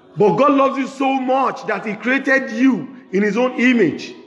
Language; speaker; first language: English; non-native, local second language; Yoruba